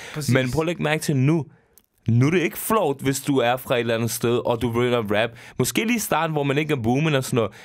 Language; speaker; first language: Danish; early bilingual, other home language; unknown